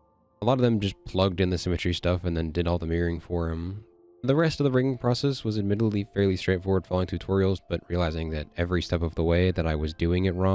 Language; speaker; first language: English; native; English